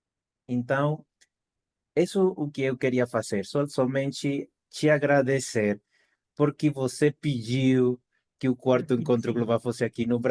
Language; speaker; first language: Portuguese; non-native, fluent; Spanish